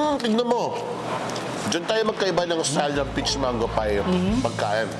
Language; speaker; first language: Filipino; native; Filipino